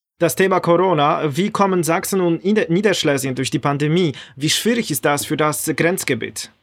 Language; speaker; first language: German; non-native, fluent; Polish